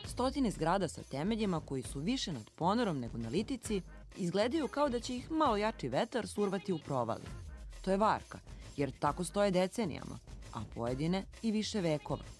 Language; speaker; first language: Serbian; native; Serbian